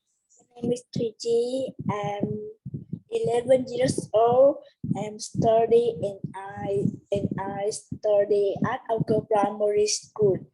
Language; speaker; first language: English; non-native, learner; Vietnamese